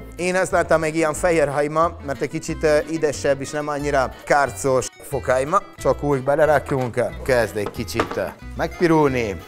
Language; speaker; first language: Hungarian; non-native, fluent; Italian